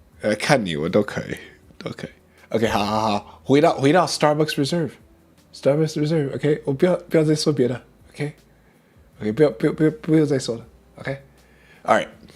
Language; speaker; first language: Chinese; non-native, learner; English